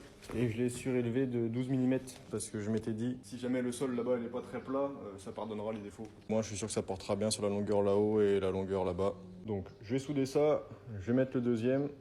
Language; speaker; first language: French; native; French